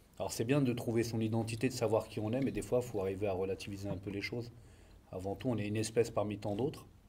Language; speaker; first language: French; native; French